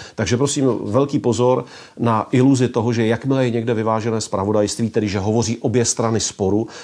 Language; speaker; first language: Czech; native; Czech